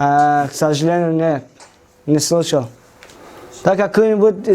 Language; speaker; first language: Russian; non-native, local second language; Tajik